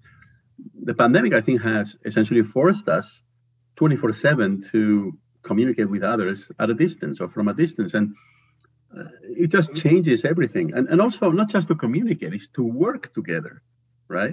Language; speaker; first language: English; non-native, fluent; Spanish